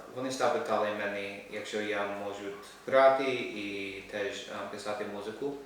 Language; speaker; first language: Ukrainian; non-native, learner; English